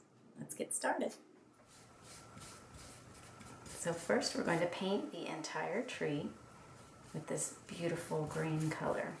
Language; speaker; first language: English; native; English